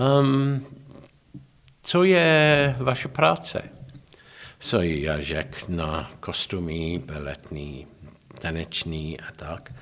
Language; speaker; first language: Czech; non-native, learner; English